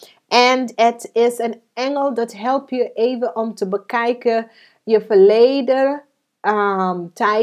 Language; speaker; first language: Dutch; non-native, fluent; English